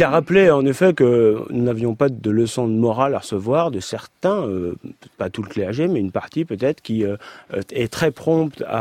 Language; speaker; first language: French; native; French